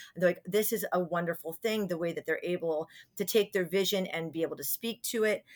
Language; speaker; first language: English; native; English